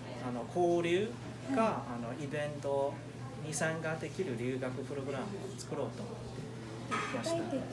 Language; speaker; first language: Japanese; non-native, fluent; Chinese